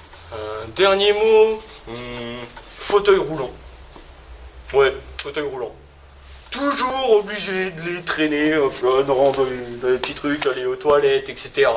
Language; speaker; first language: French; native; French